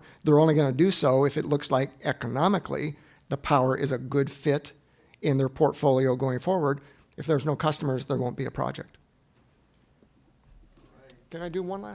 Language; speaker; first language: English; native; English